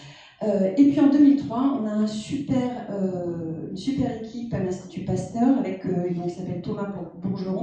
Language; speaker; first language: French; native; French